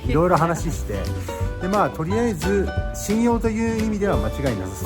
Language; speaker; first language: Japanese; native; Japanese